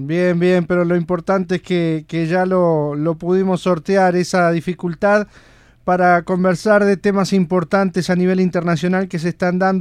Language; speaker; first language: Spanish; native; Spanish